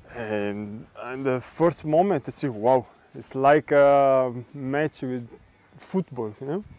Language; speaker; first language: English; non-native, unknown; Italian